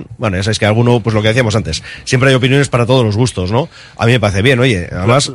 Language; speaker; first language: Spanish; native; Spanish